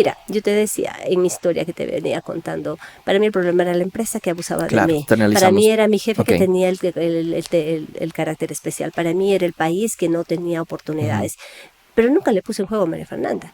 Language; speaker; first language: Spanish; native; Spanish